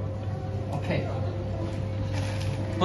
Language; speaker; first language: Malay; non-native, local second language; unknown